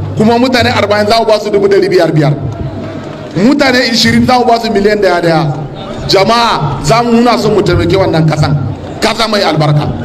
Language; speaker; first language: Hausa; non-native, local second language; Kanuri